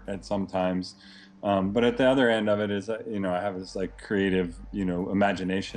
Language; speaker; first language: English; native; English